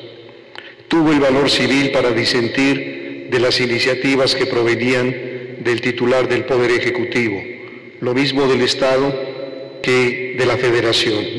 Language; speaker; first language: Spanish; native; Spanish